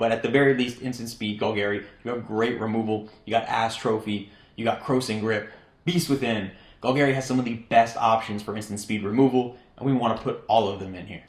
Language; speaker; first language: English; native; English